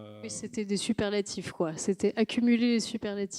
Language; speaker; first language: French; native; French